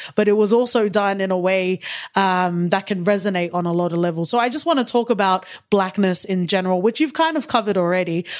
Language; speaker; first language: English; native; English